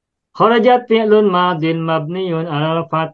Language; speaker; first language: Arabic; non-native, fluent; Indonesian